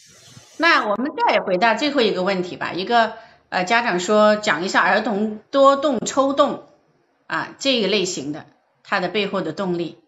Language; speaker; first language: Chinese; native; Chinese